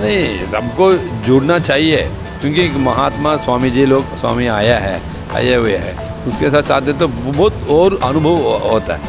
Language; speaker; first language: Hindi; non-native, local second language; Tamil